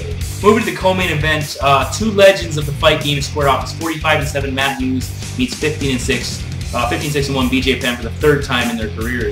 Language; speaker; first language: English; native; English